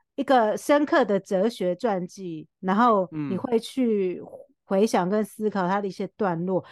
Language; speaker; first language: Chinese; native; Chinese